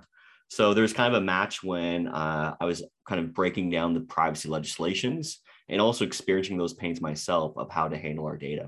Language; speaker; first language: English; native; English